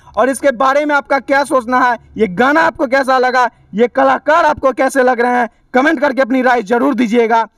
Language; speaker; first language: Hindi; native; Hindi